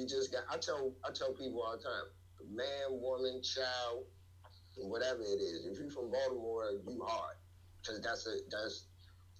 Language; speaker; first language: English; native; English